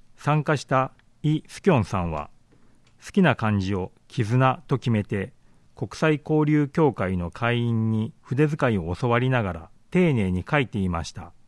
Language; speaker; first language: Japanese; native; Japanese